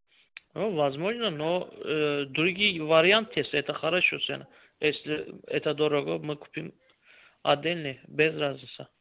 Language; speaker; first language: Russian; non-native, learner; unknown